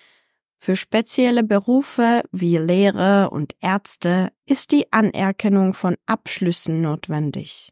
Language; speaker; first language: German; non-native, fluent; Czech